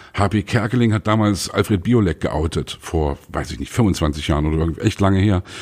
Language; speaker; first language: German; native; German